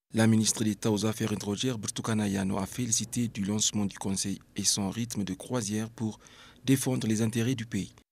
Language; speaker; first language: French; non-native, fluent; Amharic